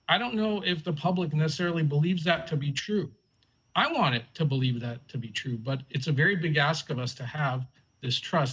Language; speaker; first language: English; native; English